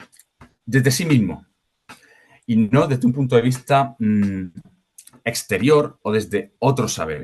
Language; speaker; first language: Spanish; native; Spanish